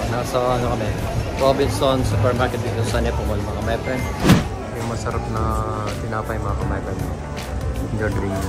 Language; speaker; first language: Filipino; non-native, local second language; Pampanga